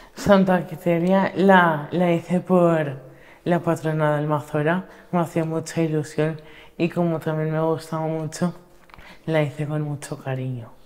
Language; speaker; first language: Spanish; native; Spanish